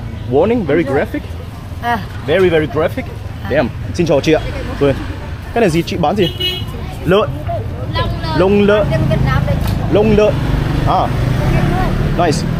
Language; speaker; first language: Vietnamese; early bilingual, heritage; Vietnamese